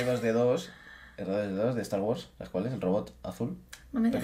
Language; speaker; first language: Spanish; native; Spanish